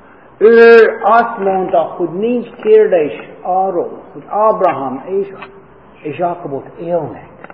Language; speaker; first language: Hungarian; non-native, fluent; English